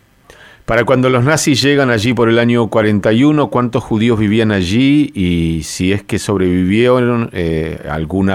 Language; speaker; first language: Spanish; native; Spanish